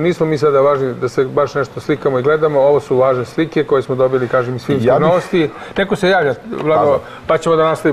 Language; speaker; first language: Croatian; native; Croatian